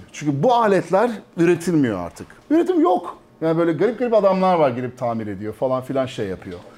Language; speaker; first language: Turkish; early bilingual, heritage; Turkish